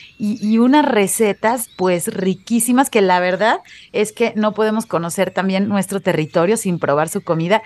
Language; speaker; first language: Spanish; native; Spanish